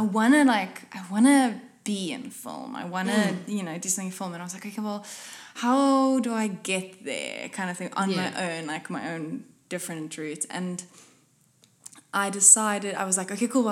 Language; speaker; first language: English; non-native, local second language; Afrikaans